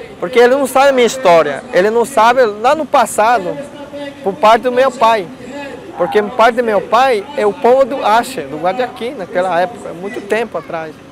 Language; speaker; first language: Portuguese; non-native, local second language; Guarani